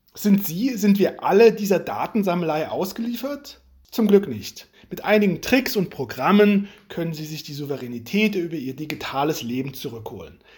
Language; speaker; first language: German; native; German